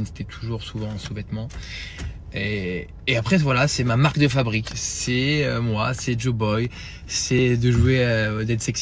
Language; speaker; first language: French; native; French